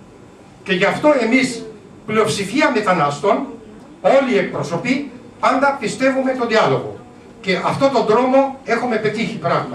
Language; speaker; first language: Greek; non-native, learner; Urdu